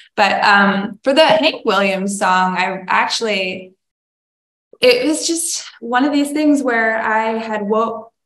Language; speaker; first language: English; native; English